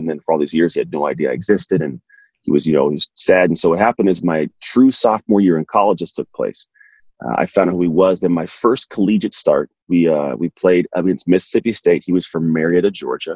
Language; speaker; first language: English; native; English